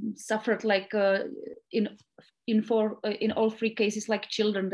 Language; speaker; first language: English; non-native, fluent; Czech